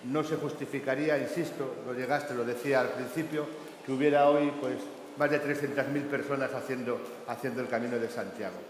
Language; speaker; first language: Spanish; non-native, local second language; Galician